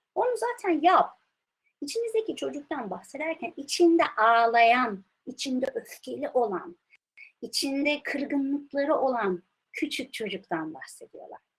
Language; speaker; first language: Turkish; early bilingual, heritage; Turkish